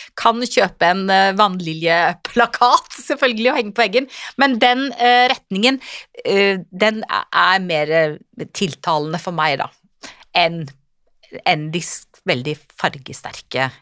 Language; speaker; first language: Norwegian; native; Norwegian